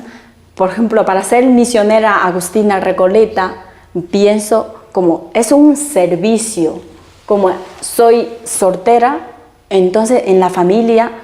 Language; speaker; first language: Spanish; non-native, fluent; Chinese